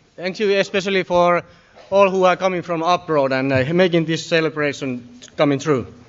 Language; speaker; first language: English; non-native, fluent; Finnish